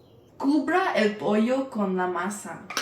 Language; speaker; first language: Spanish; non-native, learner; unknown